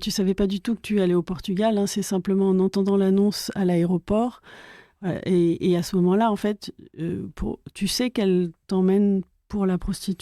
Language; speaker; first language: French; native; French